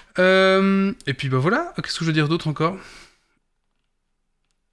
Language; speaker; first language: French; native; French